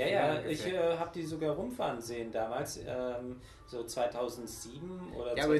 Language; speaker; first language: German; native; German